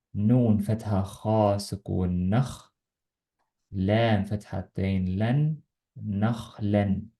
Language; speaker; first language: Arabic; non-native, learner; Estonian